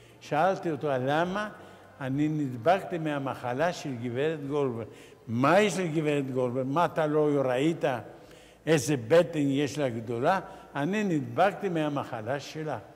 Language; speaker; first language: Hebrew; non-native, fluent; Ladino